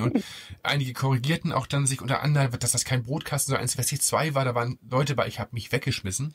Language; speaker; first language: German; native; German